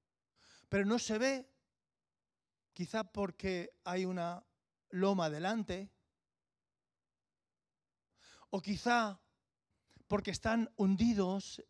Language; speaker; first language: Spanish; native; Spanish